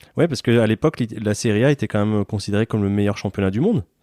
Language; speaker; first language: French; native; French